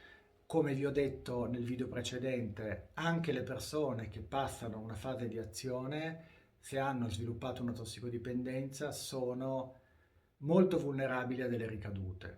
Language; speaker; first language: Italian; native; Italian